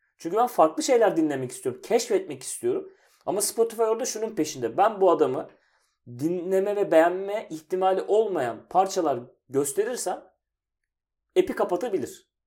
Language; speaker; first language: Turkish; native; Turkish